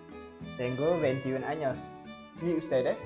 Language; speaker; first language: Spanish; non-native, learner; Malay